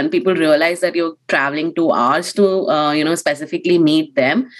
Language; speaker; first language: English; non-native, local second language; Hindi